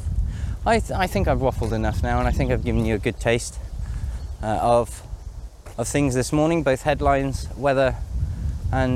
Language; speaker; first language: English; native; English